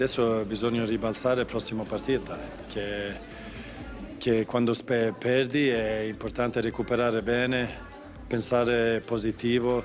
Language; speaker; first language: Italian; non-native, fluent; Swedish